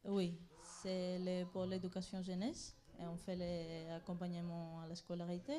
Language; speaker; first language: French; non-native, fluent; Greek